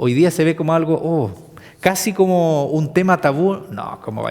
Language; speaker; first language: Spanish; native; Spanish